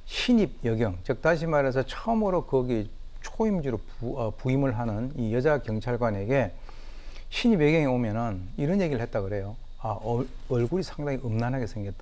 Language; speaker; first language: Korean; native; Korean